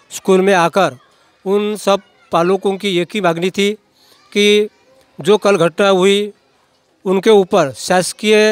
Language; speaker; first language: Hindi; non-native, local second language; Marathi